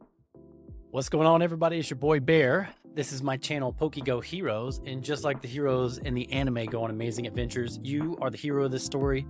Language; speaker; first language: English; native; English